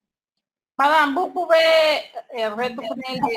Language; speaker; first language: French; non-native, learner; Spanish